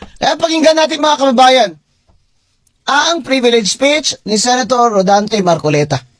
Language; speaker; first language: Filipino; non-native, local second language; Hiligaynon